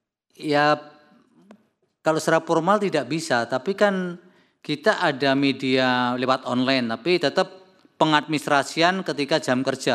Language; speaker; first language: Indonesian; native; Indonesian